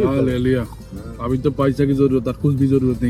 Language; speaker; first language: Hindi; non-native, learner; Bangla